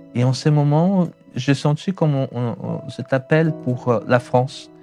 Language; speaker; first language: French; non-native, fluent; Portuguese